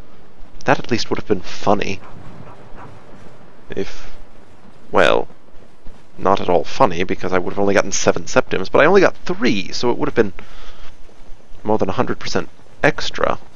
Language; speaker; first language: English; native; English